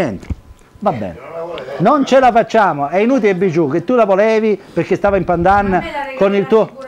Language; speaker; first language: Italian; native; Italian